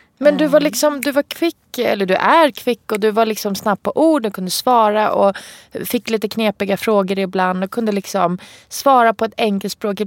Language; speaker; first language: Swedish; early bilingual, other home language; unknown